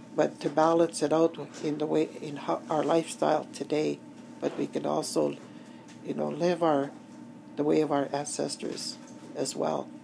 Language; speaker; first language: English; native; English